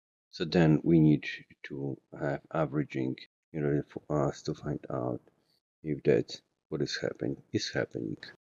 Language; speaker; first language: English; non-native, fluent; Polish